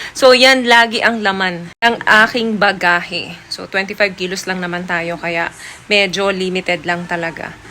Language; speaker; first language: Filipino; non-native, local second language; Cebuano